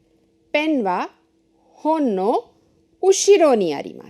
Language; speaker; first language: Japanese; non-native, fluent; Hindi